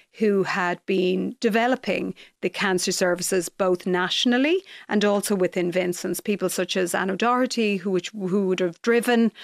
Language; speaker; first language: English; native; English